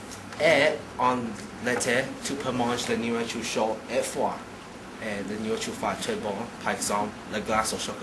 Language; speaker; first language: French; non-native, learner; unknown